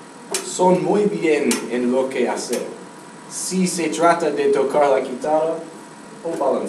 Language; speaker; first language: Spanish; non-native, learner; English